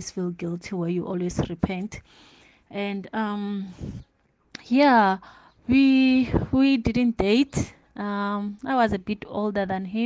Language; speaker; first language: English; non-native, local second language; Tsonga